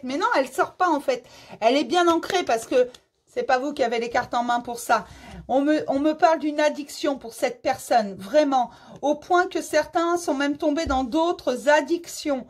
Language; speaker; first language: French; native; French